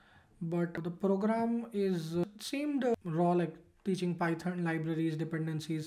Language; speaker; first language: English; non-native, local second language; Hindi